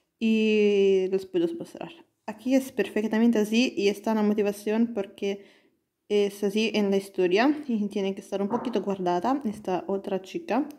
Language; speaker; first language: Spanish; non-native, learner; Italian